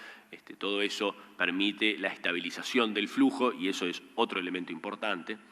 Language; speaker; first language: Spanish; native; Spanish